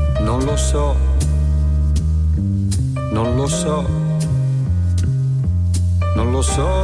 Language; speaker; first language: Italian; non-native, fluent; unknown